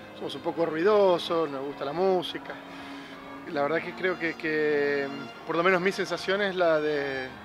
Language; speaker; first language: Spanish; native; Spanish